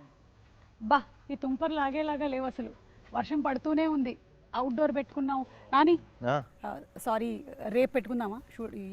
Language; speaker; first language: Telugu; native; Telugu